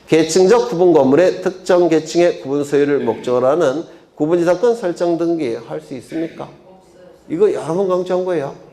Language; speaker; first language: Korean; native; Korean